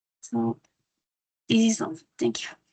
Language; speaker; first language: English; non-native, learner; Spanish